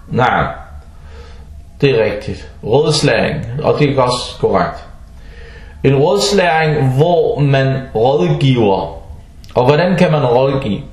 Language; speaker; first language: Danish; non-native, fluent; Arabic